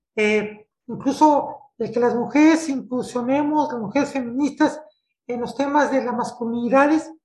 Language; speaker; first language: Spanish; native; Spanish